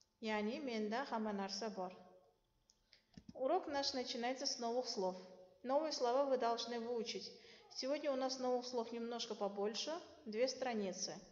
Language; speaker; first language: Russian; non-native, local second language; Uzbek